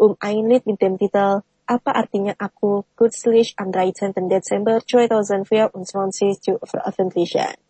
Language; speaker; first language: German; non-native, fluent; Indonesian